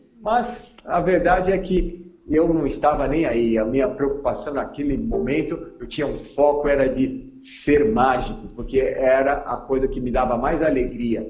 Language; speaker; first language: Portuguese; native; Portuguese